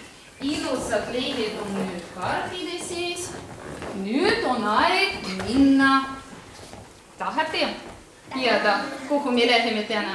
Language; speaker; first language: Estonian; non-native, local second language; Russian